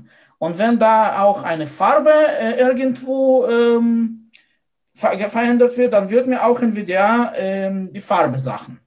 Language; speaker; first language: German; non-native, fluent; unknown